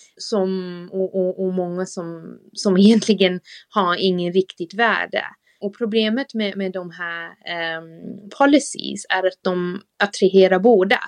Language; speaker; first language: Swedish; non-native, fluent; English